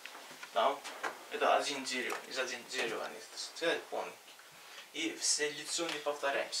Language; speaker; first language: Russian; non-native, learner; Georgian